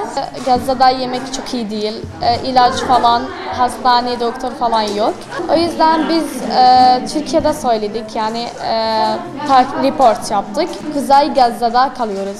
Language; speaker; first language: Turkish; non-native, learner; Arabic